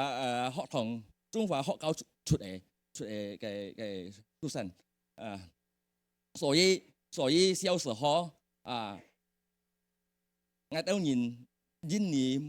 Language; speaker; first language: Chinese; early bilingual, heritage; Hakka Chinese